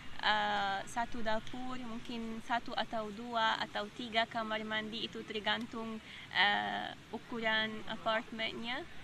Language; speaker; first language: Indonesian; non-native, fluent; Arabic